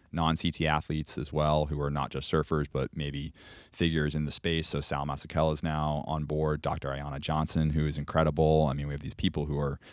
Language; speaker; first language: English; native; English